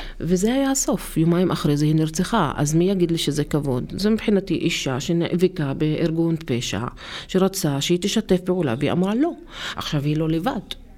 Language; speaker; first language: Hebrew; non-native, local second language; Arabic